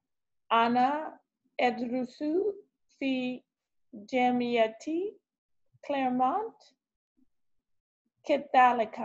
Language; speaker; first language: Arabic; non-native, learner; English